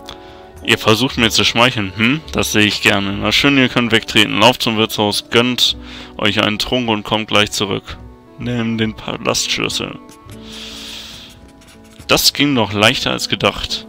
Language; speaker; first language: German; native; German